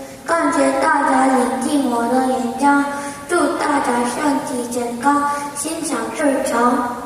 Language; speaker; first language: Chinese; non-native, learner; Korean